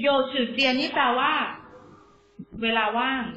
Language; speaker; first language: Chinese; non-native, fluent; Thai